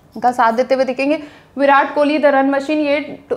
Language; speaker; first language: Hindi; native; Hindi